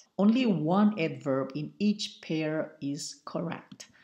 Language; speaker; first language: English; non-native, fluent; Indonesian